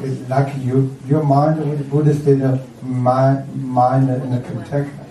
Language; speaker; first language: English; non-native, learner; Chinese